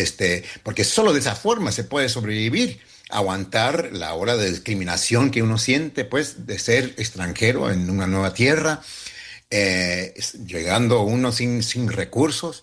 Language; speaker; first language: Spanish; early bilingual, heritage; Spanish